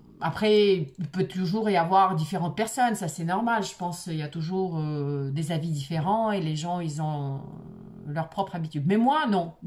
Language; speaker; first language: French; non-native, fluent; Russian